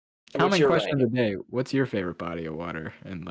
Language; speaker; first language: English; native; English